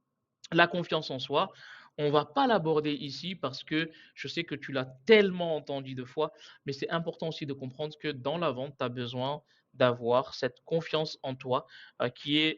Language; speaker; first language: French; native; French